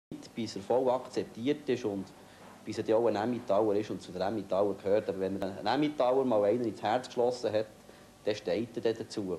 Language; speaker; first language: German; native; German